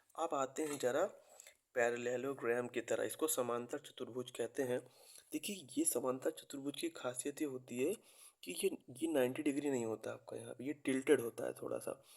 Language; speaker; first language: Hindi; native; Hindi